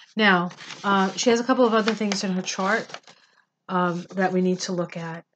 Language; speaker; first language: English; native; English